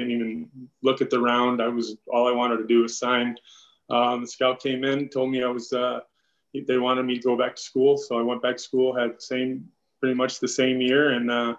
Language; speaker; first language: English; native; English